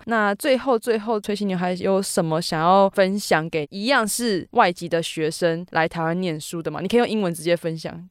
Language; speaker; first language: Chinese; native; Chinese